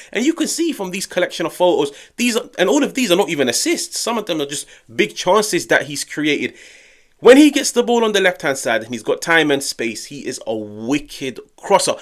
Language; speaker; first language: English; native; English